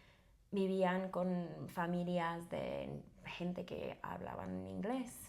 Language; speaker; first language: Spanish; non-native, fluent; English